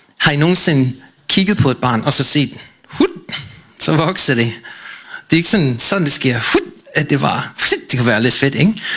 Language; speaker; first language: Danish; non-native, fluent; English